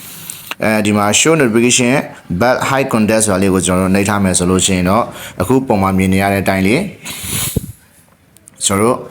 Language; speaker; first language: Burmese; native; Burmese